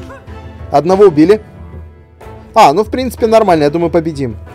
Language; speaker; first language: Russian; native; Russian